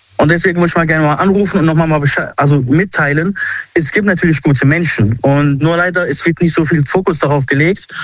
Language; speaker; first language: German; early bilingual, other home language; Arabic